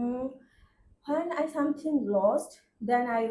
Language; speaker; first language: English; non-native, learner; Bangla